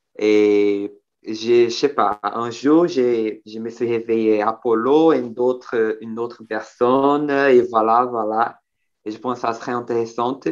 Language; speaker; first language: French; non-native, learner; Portuguese